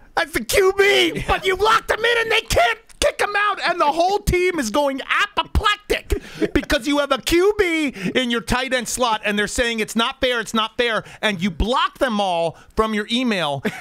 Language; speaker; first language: English; native; English